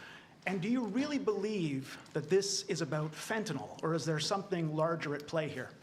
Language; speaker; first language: English; native; English